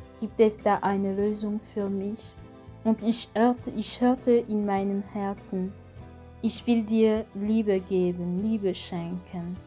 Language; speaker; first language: German; non-native, fluent; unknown